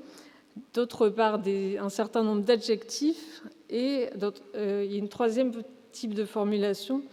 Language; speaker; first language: French; native; French